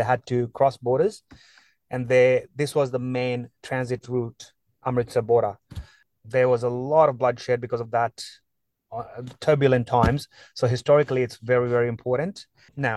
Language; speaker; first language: English; non-native, local second language; Punjabi